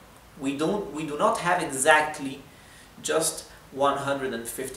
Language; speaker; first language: English; non-native, fluent; Spanish